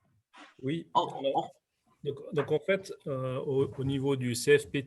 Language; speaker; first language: French; native; French